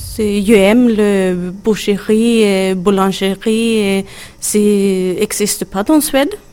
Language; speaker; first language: French; non-native, learner; Swedish